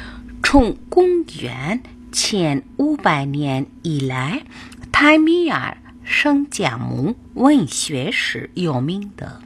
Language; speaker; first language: Chinese; non-native, fluent; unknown